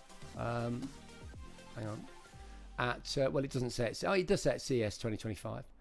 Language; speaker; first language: English; native; English